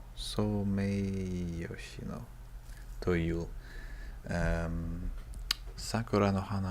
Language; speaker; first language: Japanese; non-native, learner; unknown